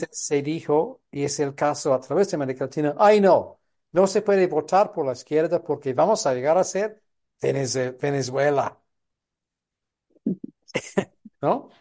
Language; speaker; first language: Spanish; non-native, fluent; English